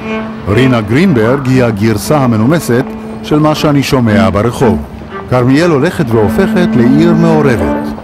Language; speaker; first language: Hebrew; native; Hebrew